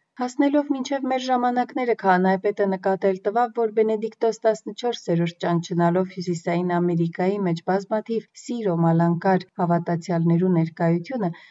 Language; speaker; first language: Armenian; native; Armenian